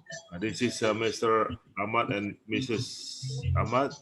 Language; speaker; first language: English; non-native, learner; Indonesian